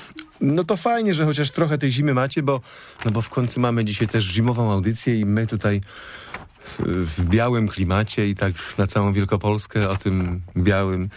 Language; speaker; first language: Polish; native; Polish